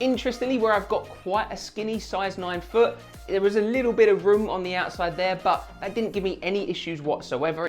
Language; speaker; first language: English; native; English